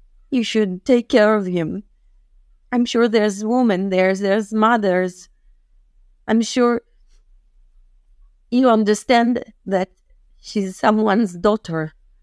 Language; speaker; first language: English; non-native, fluent; Hebrew